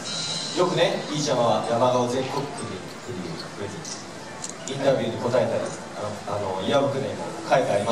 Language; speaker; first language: Japanese; native; Japanese